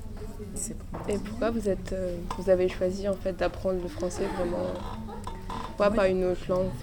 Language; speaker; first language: French; native; French